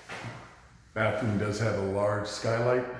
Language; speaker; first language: English; native; English